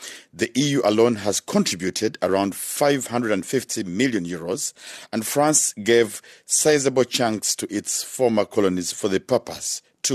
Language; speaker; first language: English; non-native, local second language; Kinyarwanda